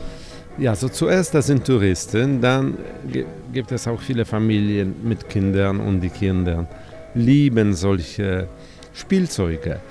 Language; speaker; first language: German; non-native, fluent; Polish